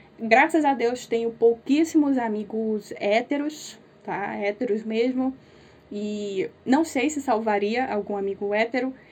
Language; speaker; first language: Portuguese; native; Portuguese